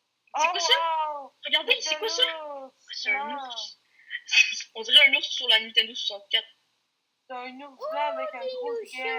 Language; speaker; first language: French; native; French